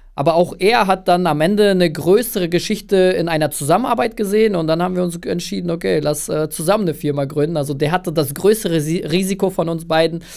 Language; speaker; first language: German; early bilingual, other home language; Russian